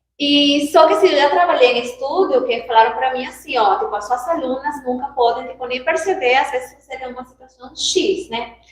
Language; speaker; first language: Portuguese; non-native, fluent; Spanish